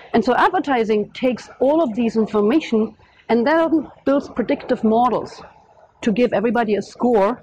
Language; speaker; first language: English; non-native, fluent; German